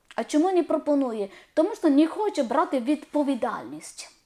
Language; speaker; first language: Ukrainian; non-native, learner; Malayalam